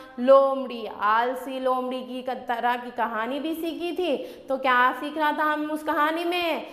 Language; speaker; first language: Hindi; native; Hindi